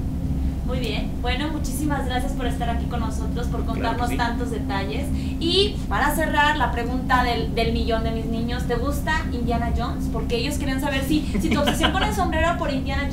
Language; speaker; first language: Spanish; native; Spanish